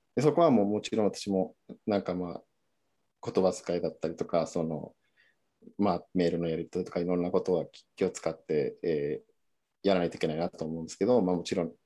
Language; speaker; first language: Japanese; non-native, fluent; Spanish